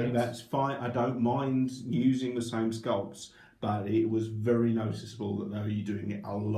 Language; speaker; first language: English; native; English